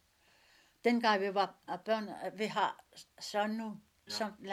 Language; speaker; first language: Danish; non-native, local second language; Kalaallisut